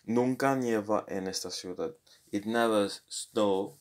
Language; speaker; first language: Spanish; non-native, learner; Morisyen